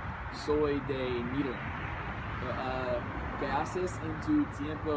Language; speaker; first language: Spanish; non-native, learner; English